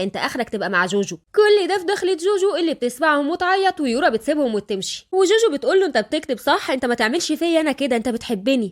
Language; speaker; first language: Arabic; native; Arabic